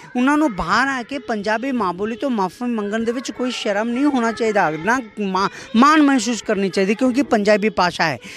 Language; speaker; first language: Punjabi; non-native, fluent; Kannada